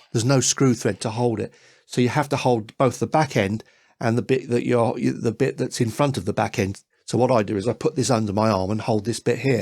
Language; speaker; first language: English; native; English